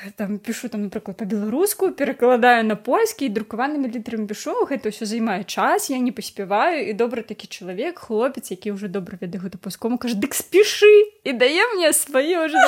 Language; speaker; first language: Belarusian; non-native, local second language; Russian